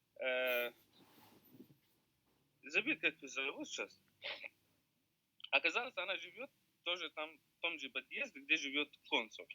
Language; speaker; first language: Russian; non-native, learner; Arabic